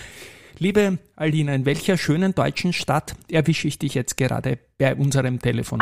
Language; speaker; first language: German; native; German